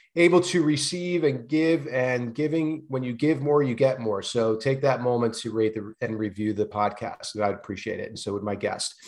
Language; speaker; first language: English; native; English